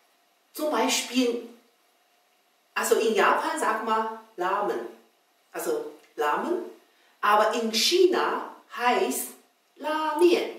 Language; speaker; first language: German; non-native, learner; Chinese